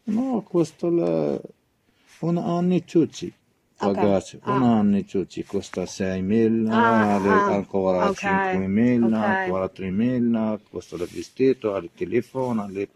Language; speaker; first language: Italian; non-native, learner; Arabic